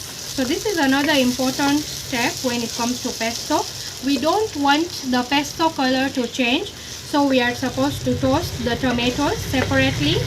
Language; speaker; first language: English; non-native, local second language; Gujarati